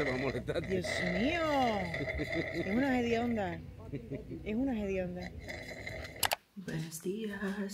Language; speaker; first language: Spanish; non-native, learner; Filipino